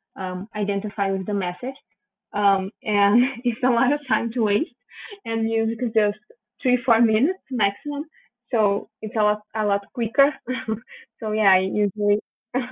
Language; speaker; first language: English; non-native, fluent; Portuguese